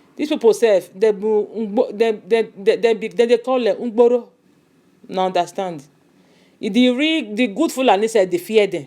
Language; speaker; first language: Nigerian Pidgin; non-native, local second language; Igbo